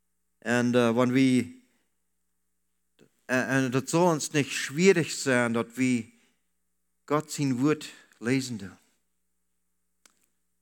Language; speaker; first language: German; non-native, learner; Low German